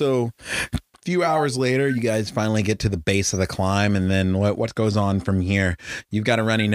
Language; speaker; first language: English; native; English